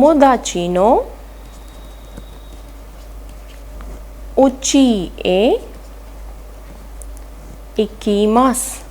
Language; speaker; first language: Japanese; non-native, fluent; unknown